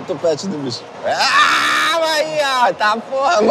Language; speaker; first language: Portuguese; native; Portuguese